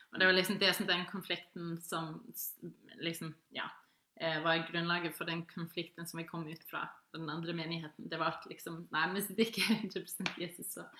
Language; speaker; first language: Norwegian; non-native, fluent; Faroese